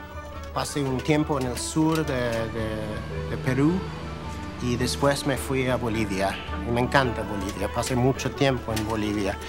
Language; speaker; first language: Spanish; non-native, fluent; English